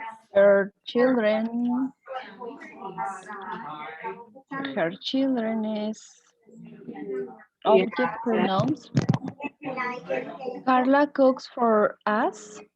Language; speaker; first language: English; non-native, learner; Spanish